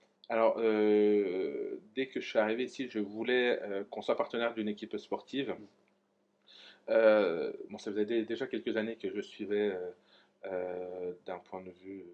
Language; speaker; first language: French; native; French